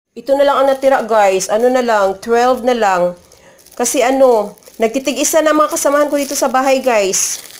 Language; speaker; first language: Filipino; non-native, local second language; Cebuano